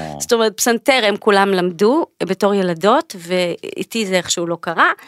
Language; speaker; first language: Hebrew; native; Hebrew